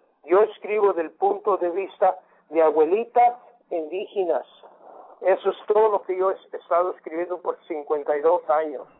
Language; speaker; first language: Spanish; early bilingual, heritage; Spanish